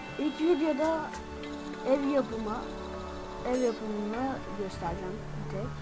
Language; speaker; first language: Turkish; native; Turkish